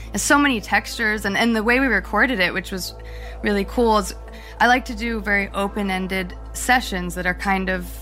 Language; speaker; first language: English; native; English